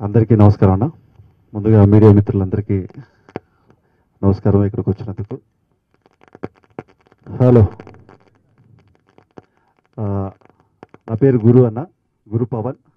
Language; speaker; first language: Telugu; native; Telugu